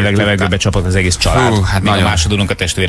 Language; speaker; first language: Hungarian; native; Hungarian